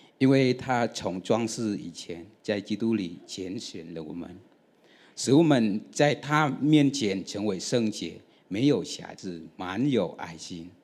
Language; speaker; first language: Chinese; non-native, fluent; Vietnamese